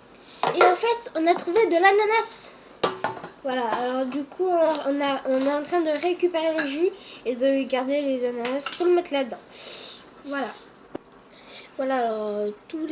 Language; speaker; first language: French; native; French